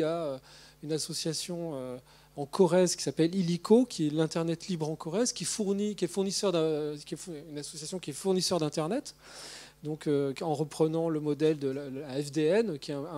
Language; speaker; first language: French; native; French